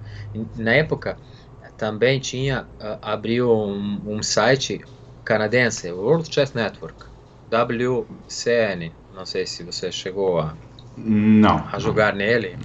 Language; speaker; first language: Portuguese; non-native, fluent; Serbian